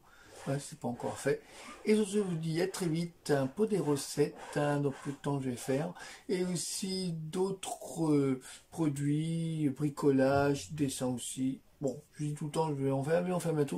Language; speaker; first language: French; native; French